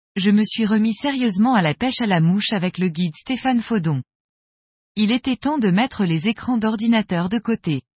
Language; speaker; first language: French; native; French